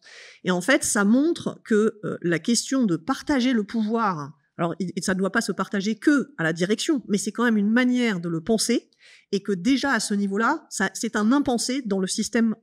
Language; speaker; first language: French; native; French